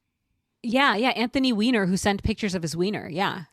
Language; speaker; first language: English; native; English